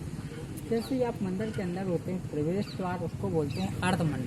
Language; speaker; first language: Hindi; native; Hindi